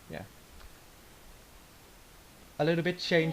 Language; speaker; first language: English; non-native, learner; Vietnamese